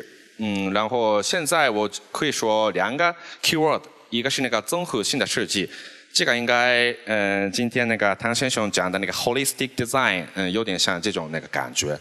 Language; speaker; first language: Chinese; non-native, fluent; Japanese